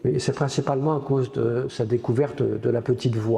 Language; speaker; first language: French; native; French